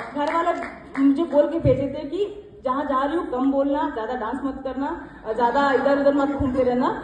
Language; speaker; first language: Hindi; non-native, local second language; Kannada